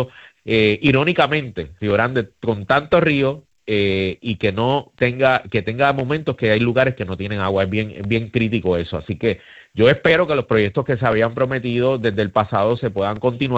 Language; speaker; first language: Spanish; native; Spanish